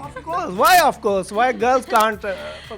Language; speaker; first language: English; non-native, local second language; Urdu